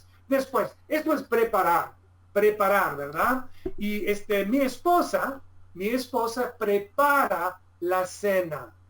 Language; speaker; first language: Spanish; non-native, fluent; English